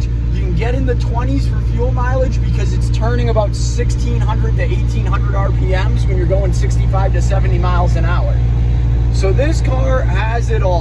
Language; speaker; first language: English; native; English